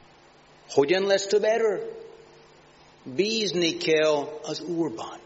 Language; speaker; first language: Hungarian; non-native, learner; English